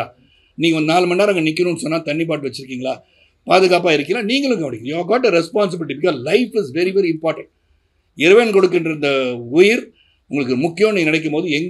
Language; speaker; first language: Tamil; native; Tamil